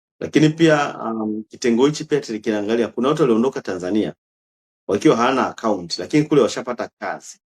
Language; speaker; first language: Swahili; native; Swahili